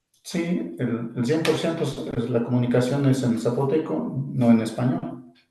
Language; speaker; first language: Spanish; non-native, local second language; Zapotec